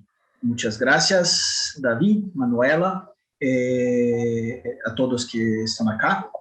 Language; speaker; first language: Spanish; non-native, fluent; Portuguese